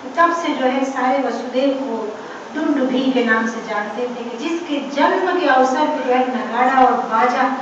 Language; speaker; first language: Hindi; non-native, local second language; Telugu